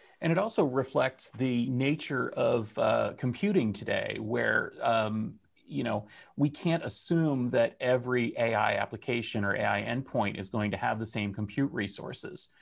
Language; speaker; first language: English; native; English